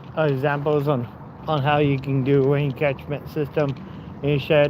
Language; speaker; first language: English; native; English